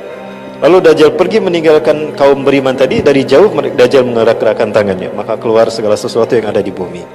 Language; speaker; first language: Indonesian; non-native, local second language; Sundanese